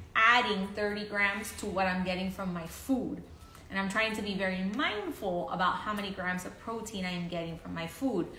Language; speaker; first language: English; early bilingual, other home language; Spanish